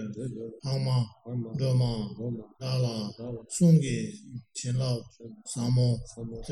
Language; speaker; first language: Russian; non-native, learner; Tibetan